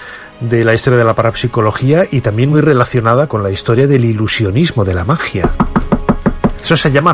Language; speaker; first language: Spanish; native; Spanish